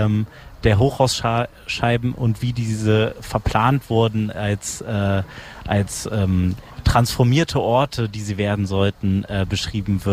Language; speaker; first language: German; native; German